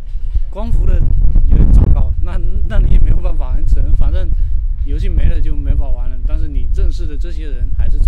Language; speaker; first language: Chinese; native; Chinese